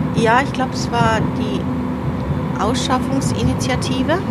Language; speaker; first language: German; early bilingual, other home language; Turoyo